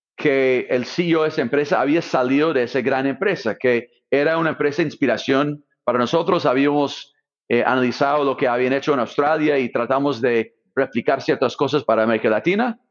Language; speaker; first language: Spanish; non-native, fluent; English